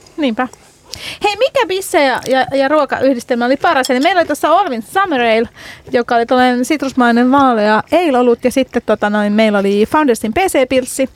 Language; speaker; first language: Finnish; non-native, fluent; Hungarian